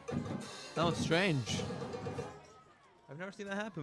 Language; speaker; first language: English; native; English